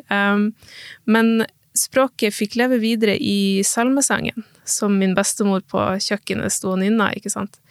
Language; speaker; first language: Norwegian; native; Norwegian